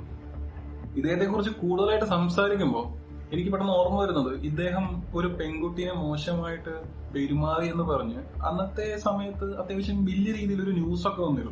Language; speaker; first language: Malayalam; native; Malayalam